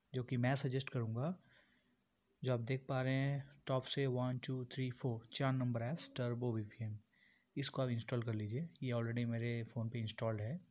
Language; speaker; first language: Hindi; non-native, local second language; Bangla